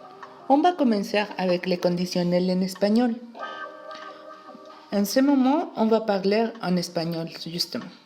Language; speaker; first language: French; non-native, learner; Spanish